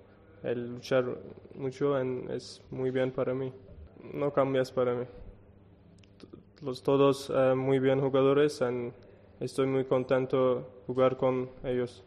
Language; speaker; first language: Spanish; non-native, learner; Turkish